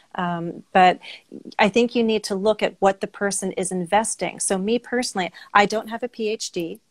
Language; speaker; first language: English; native; English